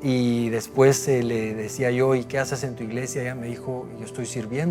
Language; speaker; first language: Spanish; native; Spanish